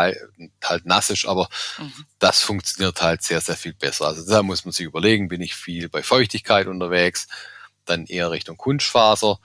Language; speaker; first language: German; native; German